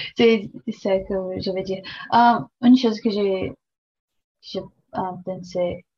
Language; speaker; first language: French; non-native, learner; Portuguese